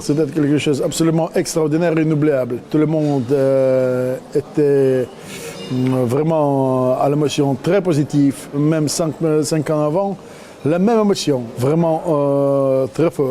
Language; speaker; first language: French; non-native, learner; Russian